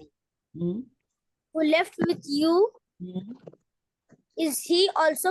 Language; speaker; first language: English; non-native, learner; Hindi